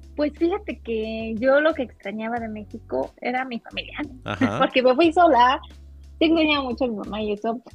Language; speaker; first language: Spanish; native; Spanish